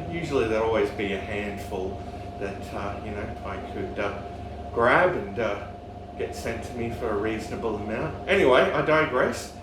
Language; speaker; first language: English; native; English